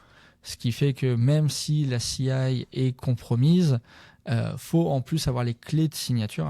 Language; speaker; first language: French; native; French